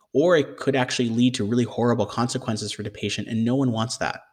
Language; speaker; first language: English; native; English